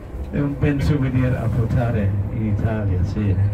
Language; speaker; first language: Italian; non-native, fluent; German